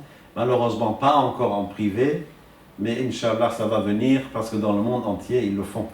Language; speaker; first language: French; non-native, fluent; Persian